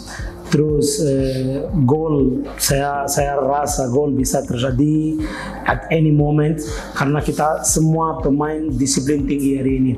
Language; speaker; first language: Indonesian; non-native, fluent; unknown